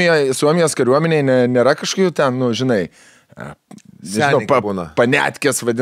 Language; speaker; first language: Lithuanian; native; Lithuanian